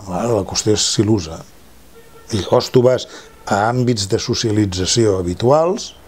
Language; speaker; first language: Catalan; non-native, local second language; Spanish